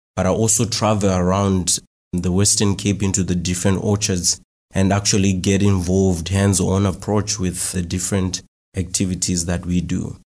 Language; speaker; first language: English; non-native, local second language; Shona